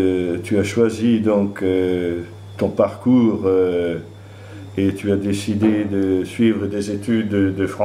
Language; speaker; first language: French; non-native, fluent; Dutch